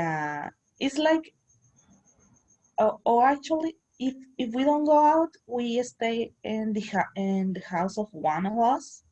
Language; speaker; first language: English; non-native, learner; Spanish